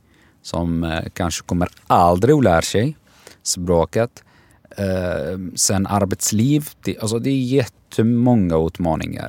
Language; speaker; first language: Swedish; non-native, learner; Arabic